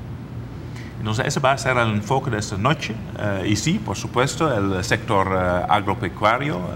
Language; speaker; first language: Spanish; non-native, fluent; Dutch